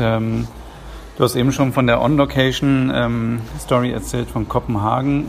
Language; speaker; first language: German; native; German